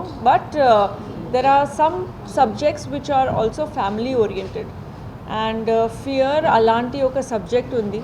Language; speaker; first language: Telugu; non-native, fluent; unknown